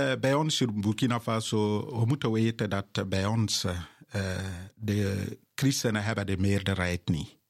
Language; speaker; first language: Dutch; non-native, fluent; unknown